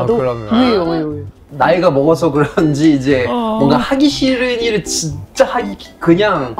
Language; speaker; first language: Korean; non-native, fluent; French